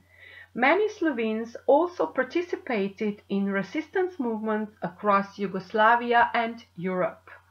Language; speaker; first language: English; non-native, fluent; Slovenian